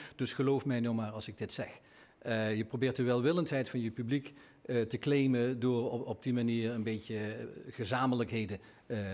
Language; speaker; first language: Dutch; native; Dutch